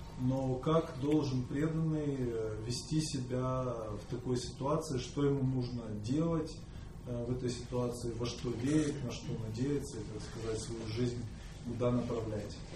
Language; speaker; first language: Russian; native; Russian